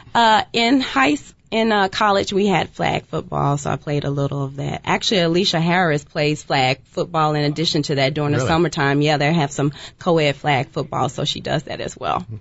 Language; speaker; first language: English; native; English